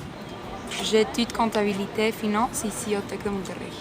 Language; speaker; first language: French; non-native, fluent; Spanish